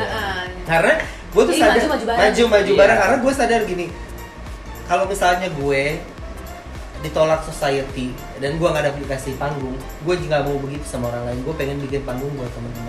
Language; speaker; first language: Indonesian; native; Indonesian